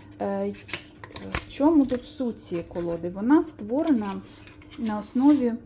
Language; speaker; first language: Ukrainian; native; Ukrainian